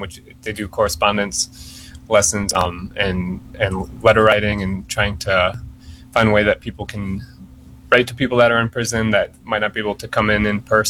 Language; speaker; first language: English; native; English